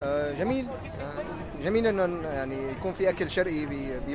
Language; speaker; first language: Arabic; native; Arabic